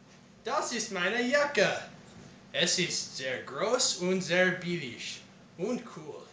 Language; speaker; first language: German; non-native, learner; English